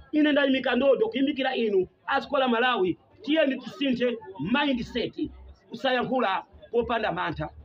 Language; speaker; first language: Nyanja; non-native, local second language; Tumbuka